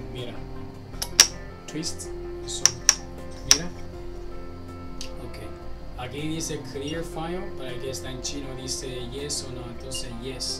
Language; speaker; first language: Spanish; non-native, learner; Chinese